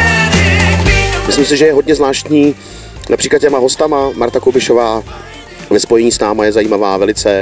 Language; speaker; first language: Czech; native; Czech